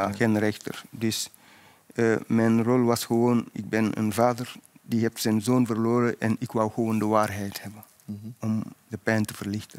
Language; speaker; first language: Dutch; non-native, fluent; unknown